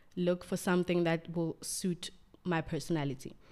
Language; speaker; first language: English; non-native, local second language; Zulu